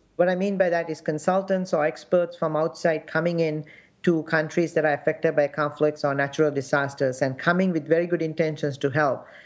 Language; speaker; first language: English; non-native, local second language; Sinhala